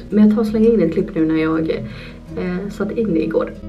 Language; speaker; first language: Swedish; native; Swedish